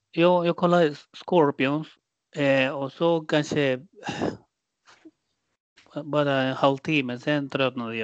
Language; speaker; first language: Swedish; non-native, fluent; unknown